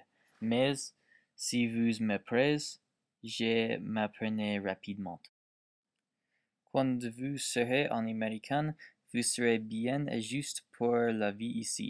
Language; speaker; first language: French; non-native, learner; English